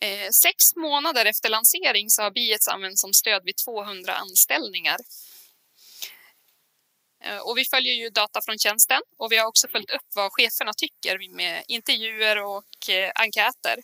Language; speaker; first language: Swedish; native; Swedish